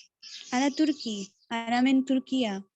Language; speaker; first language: Arabic; non-native, learner; Urdu